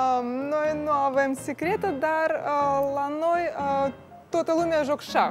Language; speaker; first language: Romanian; non-native, learner; Russian